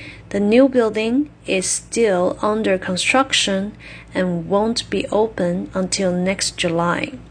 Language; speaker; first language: English; non-native, fluent; Chinese